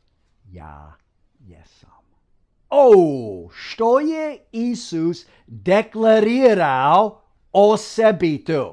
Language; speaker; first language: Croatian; non-native, fluent; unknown